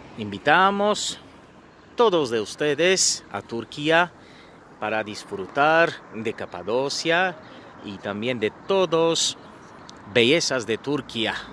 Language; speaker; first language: Spanish; non-native, fluent; Turkish